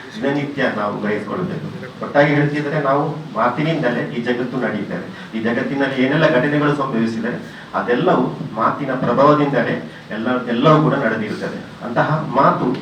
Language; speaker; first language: Kannada; non-native, local second language; Tulu